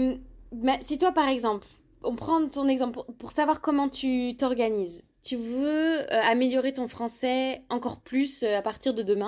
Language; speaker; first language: French; native; French